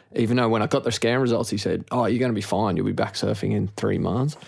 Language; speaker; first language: English; native; English